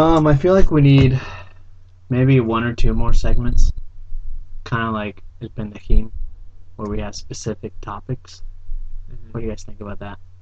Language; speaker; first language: English; early bilingual, other home language; Spanish